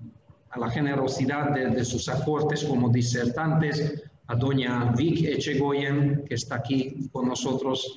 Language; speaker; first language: Spanish; non-native, fluent; Hungarian